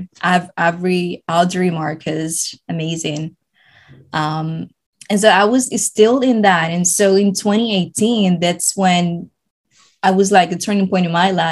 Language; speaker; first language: English; non-native, fluent; Spanish